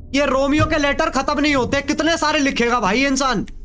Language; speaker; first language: Hindi; native; Hindi